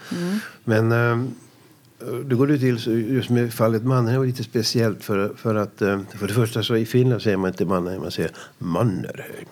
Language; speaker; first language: Swedish; native; Swedish